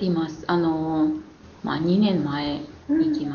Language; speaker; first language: Japanese; non-native, fluent; Ukrainian